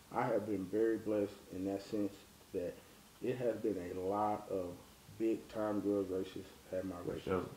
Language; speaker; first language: English; native; English